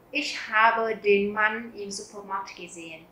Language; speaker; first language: German; non-native, fluent; Vietnamese